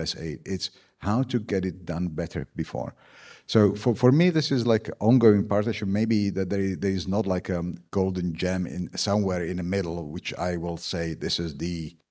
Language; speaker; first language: English; non-native, fluent; Slovak